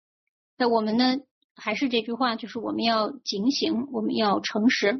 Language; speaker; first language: Chinese; native; Chinese